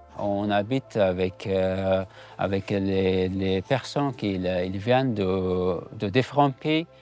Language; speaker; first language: French; non-native, fluent; Persian